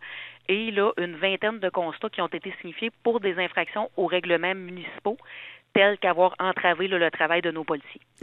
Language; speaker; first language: French; native; French